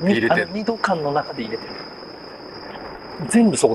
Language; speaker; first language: Japanese; native; Japanese